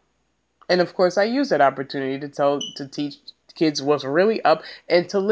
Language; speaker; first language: English; native; English